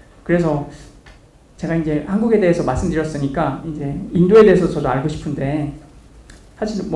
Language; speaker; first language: Korean; native; Korean